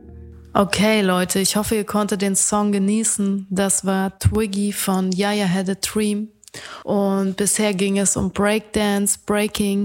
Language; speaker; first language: German; native; German